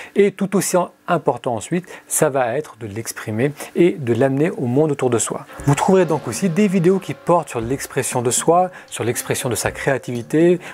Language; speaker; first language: French; early bilingual, other home language; Arabic